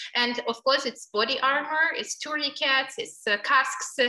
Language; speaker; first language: English; non-native, fluent; Ukrainian